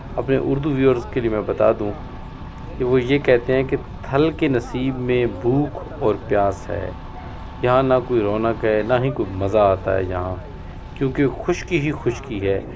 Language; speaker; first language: Urdu; non-native, local second language; Saraiki